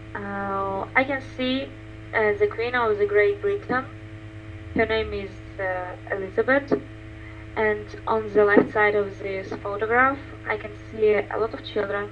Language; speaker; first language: English; non-native, learner; Russian